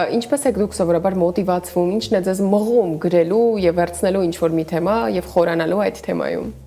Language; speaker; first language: Armenian; native; Armenian